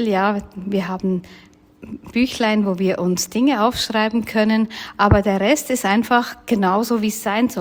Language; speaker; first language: German; native; German